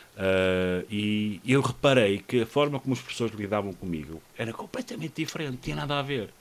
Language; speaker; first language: Portuguese; native; Portuguese